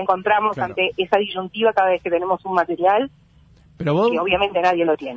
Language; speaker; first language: Spanish; native; Spanish